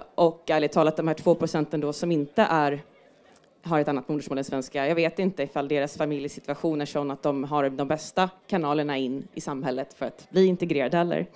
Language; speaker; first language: Swedish; native; Swedish